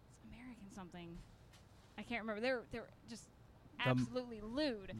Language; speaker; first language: English; native; English